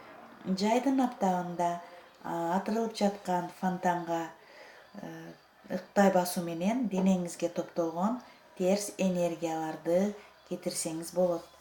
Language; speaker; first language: Kyrgyz; native; Kyrgyz